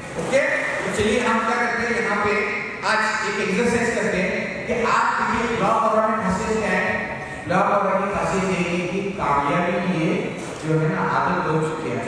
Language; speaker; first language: Hindi; non-native, local second language; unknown